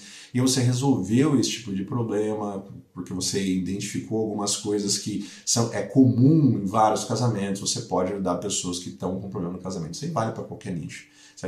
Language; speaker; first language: Portuguese; native; Portuguese